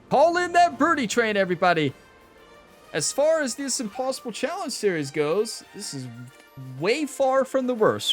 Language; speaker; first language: English; native; English